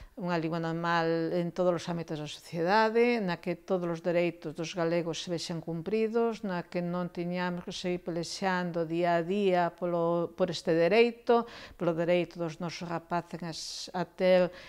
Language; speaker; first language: Galician; non-native, local second language; Spanish